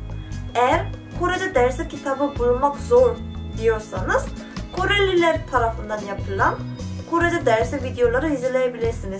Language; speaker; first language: Turkish; non-native, fluent; Korean